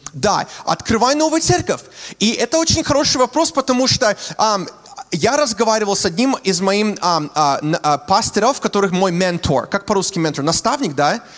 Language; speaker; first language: Russian; early bilingual, heritage; Russian